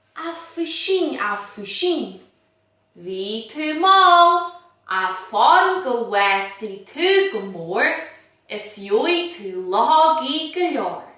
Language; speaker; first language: Irish; native; Irish